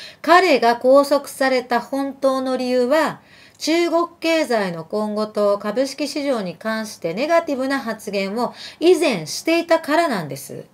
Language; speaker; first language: Japanese; early bilingual, other home language; Arabic